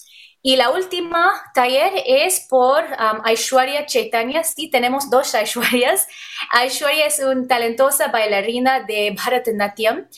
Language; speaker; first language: Spanish; non-native, learner; English